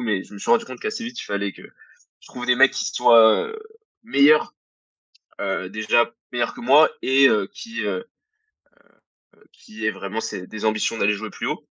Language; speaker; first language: French; native; French